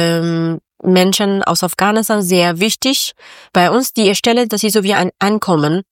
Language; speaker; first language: German; non-native, learner; Persian